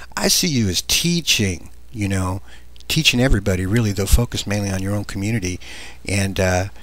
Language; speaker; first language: English; native; English